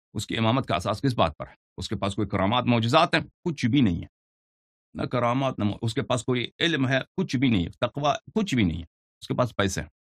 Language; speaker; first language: Urdu; non-native, fluent; Persian